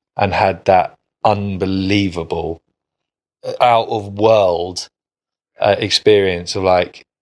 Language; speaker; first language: English; native; English